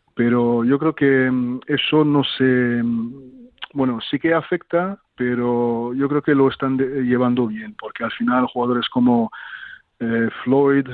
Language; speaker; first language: Spanish; non-native, fluent; French